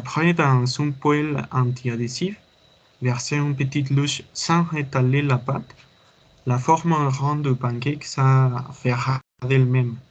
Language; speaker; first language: French; non-native, learner; Spanish